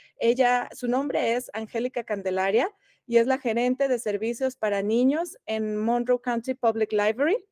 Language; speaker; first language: Spanish; native; Spanish